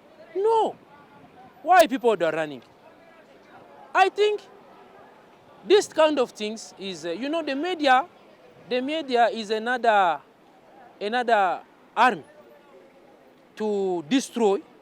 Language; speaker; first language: English; non-native, learner; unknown